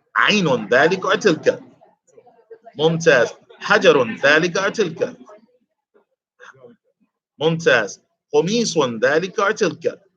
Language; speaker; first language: Arabic; non-native, fluent; English